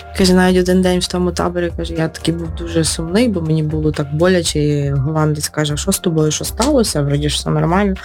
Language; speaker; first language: Ukrainian; native; Ukrainian